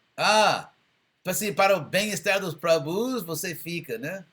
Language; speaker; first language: Portuguese; non-native, fluent; English